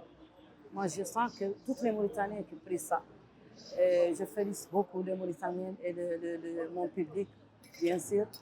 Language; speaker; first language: French; non-native, learner; Arabic